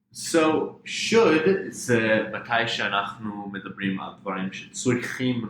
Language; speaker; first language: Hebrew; non-native, fluent; English